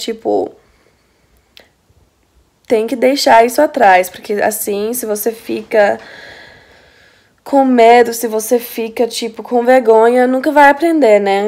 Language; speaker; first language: Portuguese; non-native, fluent; English